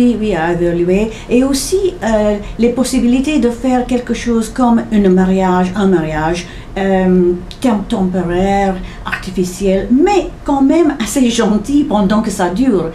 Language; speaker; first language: French; non-native, fluent; English